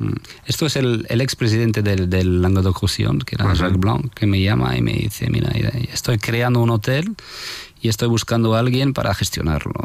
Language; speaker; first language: Spanish; non-native, fluent; French